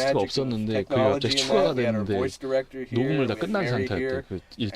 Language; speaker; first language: Korean; native; Korean